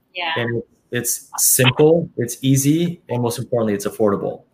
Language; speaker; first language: English; early bilingual, other home language; Spanish